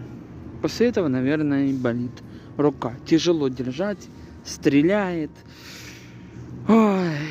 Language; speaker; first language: Russian; native; Russian